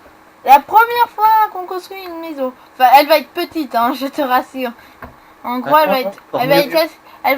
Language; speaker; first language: French; native; French